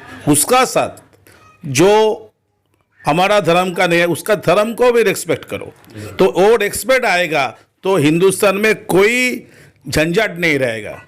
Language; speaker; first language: Hindi; non-native, local second language; Bangla